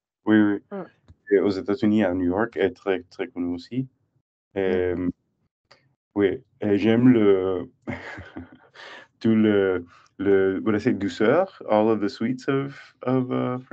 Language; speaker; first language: French; non-native, learner; English